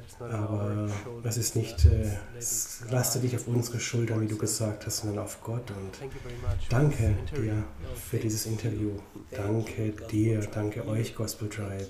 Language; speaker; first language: German; non-native, fluent; Spanish